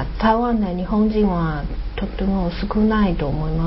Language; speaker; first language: Japanese; non-native, learner; Chinese